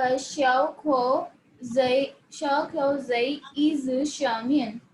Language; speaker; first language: Chinese; non-native, learner; Hindi